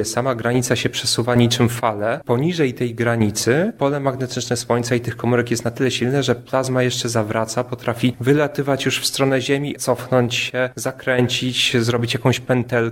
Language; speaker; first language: Polish; native; Polish